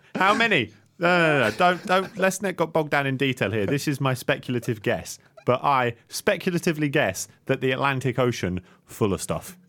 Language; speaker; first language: English; native; English